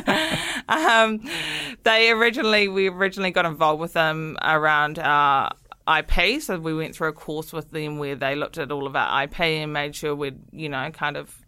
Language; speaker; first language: English; native; English